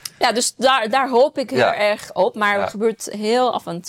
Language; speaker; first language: Dutch; non-native, fluent; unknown